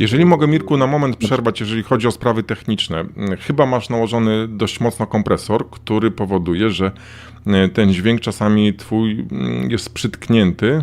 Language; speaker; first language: Polish; native; Polish